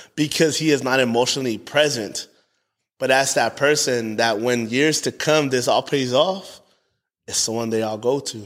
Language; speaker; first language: English; early bilingual, other home language; Spanish